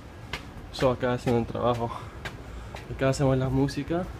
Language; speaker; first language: Spanish; early bilingual, other home language; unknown